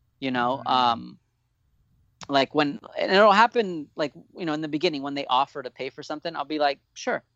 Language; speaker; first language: English; native; English